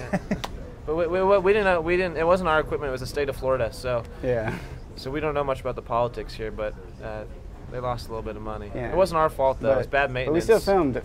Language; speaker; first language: English; native; English